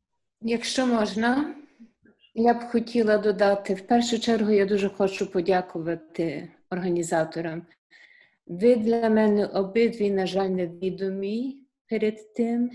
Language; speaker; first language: Ukrainian; early bilingual, heritage; Ukrainian